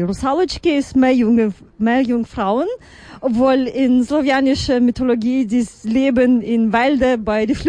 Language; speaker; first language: German; non-native, fluent; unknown